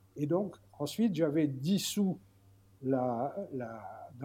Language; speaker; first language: French; native; French